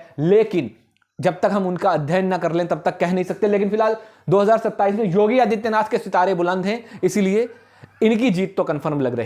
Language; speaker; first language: Hindi; native; Hindi